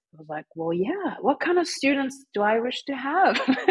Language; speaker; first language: English; early bilingual, other home language; Persian